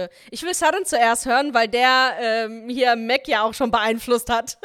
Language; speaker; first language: German; native; German